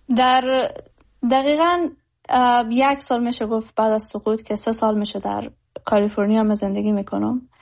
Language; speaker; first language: Persian; native; Persian